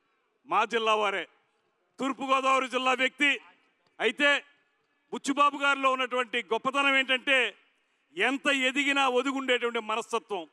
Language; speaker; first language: Telugu; native; Telugu